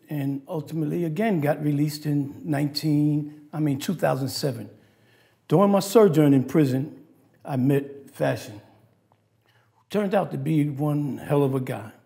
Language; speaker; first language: English; native; English